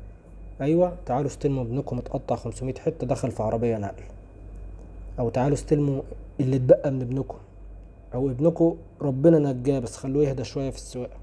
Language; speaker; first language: Arabic; native; Arabic